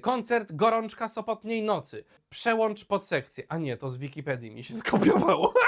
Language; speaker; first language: Polish; native; Polish